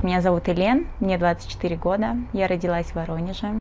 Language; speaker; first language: Russian; early bilingual, other home language; Portuguese